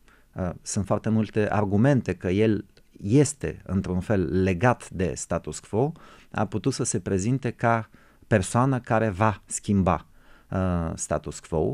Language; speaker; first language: Romanian; non-native, fluent; Bulgarian